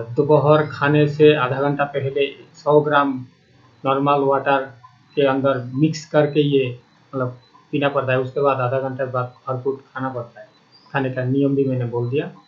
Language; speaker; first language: Hindi; non-native, local second language; Bangla